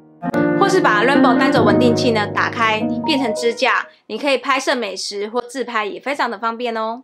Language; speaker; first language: Chinese; native; Chinese